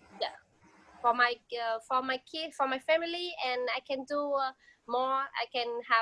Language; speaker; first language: English; non-native, learner; Vietnamese